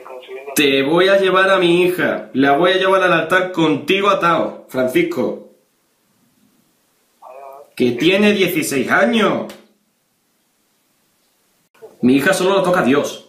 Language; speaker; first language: Spanish; native; Spanish